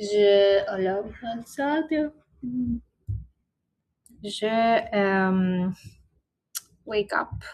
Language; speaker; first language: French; non-native, learner; Italian